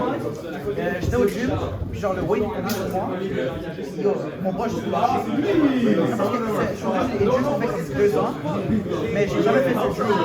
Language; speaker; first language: French; non-native, local second language; English